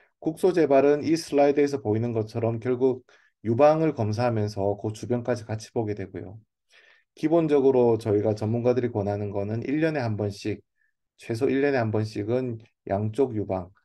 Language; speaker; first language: Korean; native; Korean